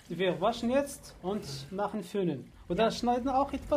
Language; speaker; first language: German; non-native, learner; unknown